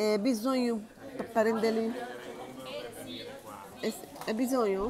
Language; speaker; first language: Italian; non-native, learner; Portuguese